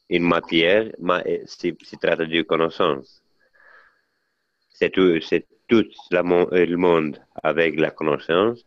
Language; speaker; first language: French; non-native, learner; Italian